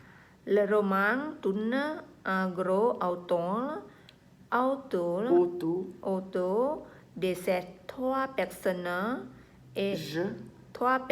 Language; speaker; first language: French; non-native, learner; Vietnamese